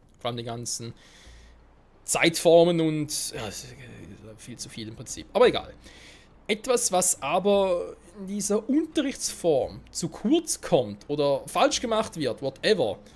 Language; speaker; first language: German; native; German